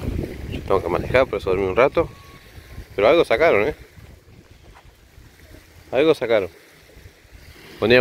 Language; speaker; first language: Spanish; native; Spanish